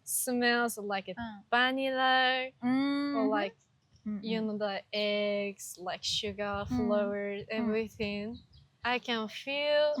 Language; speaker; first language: English; non-native, learner; Japanese